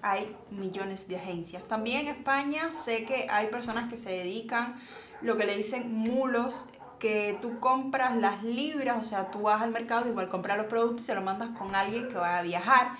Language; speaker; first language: Spanish; native; Spanish